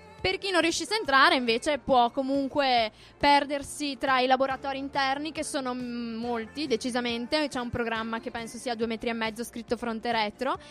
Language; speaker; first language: Italian; native; Italian